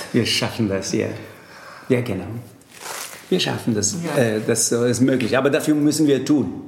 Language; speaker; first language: German; non-native, fluent; Tamil